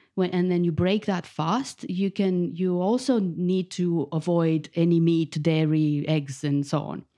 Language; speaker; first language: English; non-native, fluent; Romanian